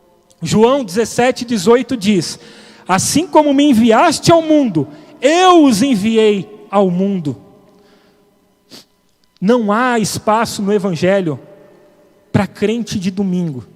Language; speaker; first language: Portuguese; native; Portuguese